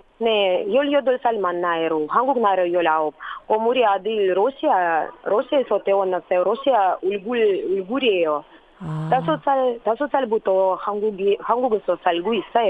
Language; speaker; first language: Korean; non-native, learner; Russian